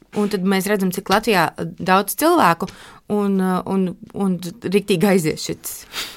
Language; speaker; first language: Latvian; native; Latvian